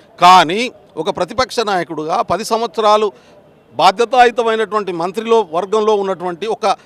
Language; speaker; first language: Telugu; non-native, local second language; Lambadi